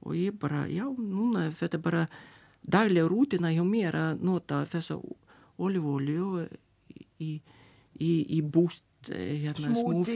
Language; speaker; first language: Icelandic; non-native, learner; Lithuanian